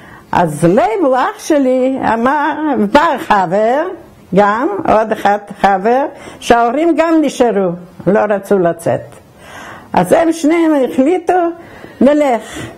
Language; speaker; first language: Hebrew; non-native, fluent; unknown